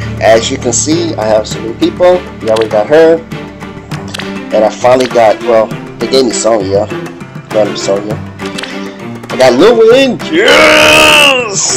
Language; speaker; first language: English; native; English